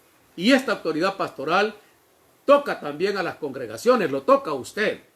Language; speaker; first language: Spanish; native; Spanish